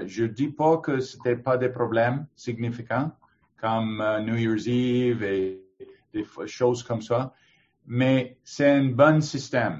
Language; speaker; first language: French; non-native, learner; English